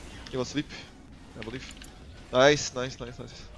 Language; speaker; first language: English; non-native, fluent; Turkish